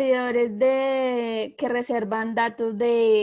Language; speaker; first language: Spanish; native; Spanish